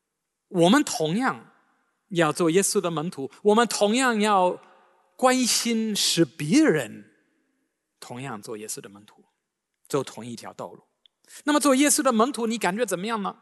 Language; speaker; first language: Chinese; native; Chinese